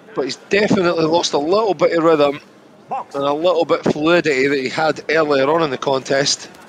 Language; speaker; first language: English; native; English